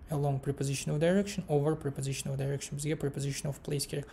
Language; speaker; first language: English; non-native, fluent; Kazakh